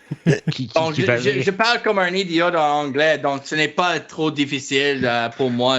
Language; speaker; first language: French; non-native, learner; English